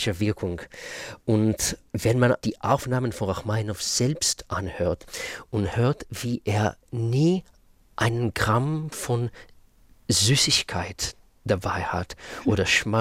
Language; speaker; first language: German; non-native, fluent; Russian